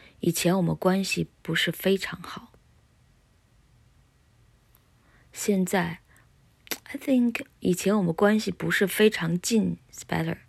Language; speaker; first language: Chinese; non-native, learner; English